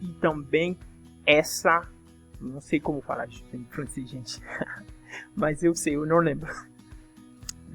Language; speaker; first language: Portuguese; non-native, fluent; French